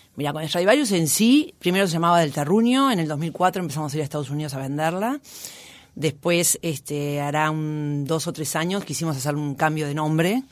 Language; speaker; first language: Spanish; native; Spanish